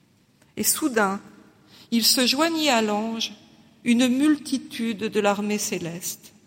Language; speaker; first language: French; native; French